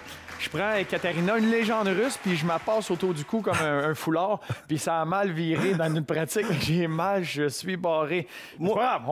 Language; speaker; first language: French; native; French